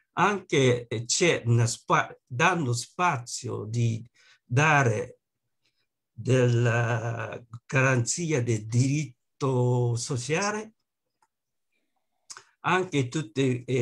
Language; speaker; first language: Italian; non-native, learner; Japanese